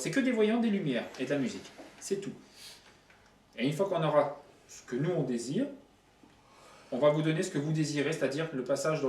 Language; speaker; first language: French; native; French